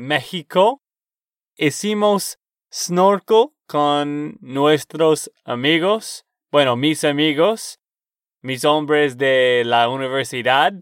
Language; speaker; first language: Spanish; non-native, learner; English